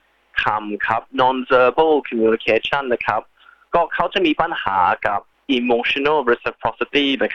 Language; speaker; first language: Thai; early bilingual, heritage; Thai